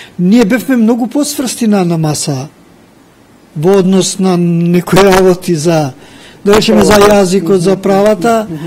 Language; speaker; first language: Macedonian; non-native, local second language; Albanian